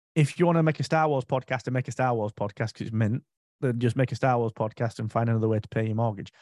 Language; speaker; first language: English; native; English